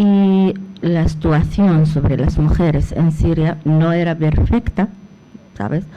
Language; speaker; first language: Spanish; non-native, fluent; Arabic